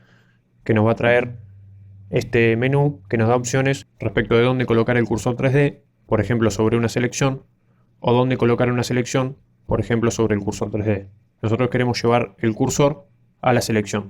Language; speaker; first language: Spanish; native; Spanish